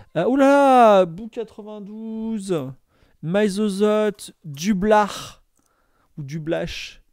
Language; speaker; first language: French; native; French